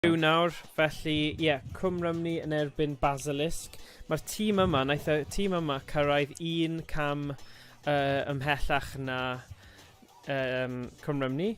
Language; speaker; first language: Welsh; non-native, local second language; English